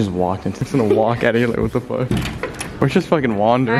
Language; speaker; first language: English; native; English